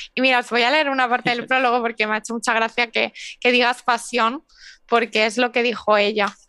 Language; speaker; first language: Spanish; native; Spanish